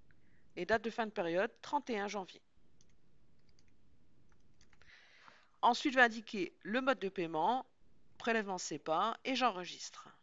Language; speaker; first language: French; native; French